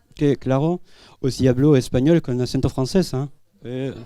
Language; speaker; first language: Spanish; non-native, fluent; English